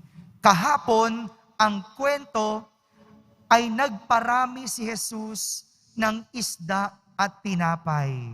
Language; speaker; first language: Filipino; native; Filipino